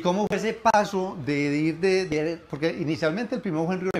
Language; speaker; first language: Spanish; native; Spanish